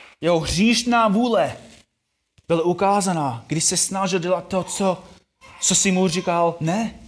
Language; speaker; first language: Czech; non-native, fluent; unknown